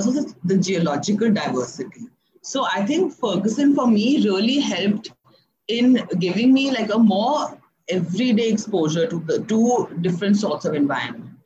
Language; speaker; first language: English; non-native, local second language; Hindi